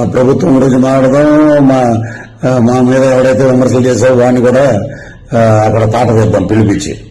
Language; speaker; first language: Telugu; native; Telugu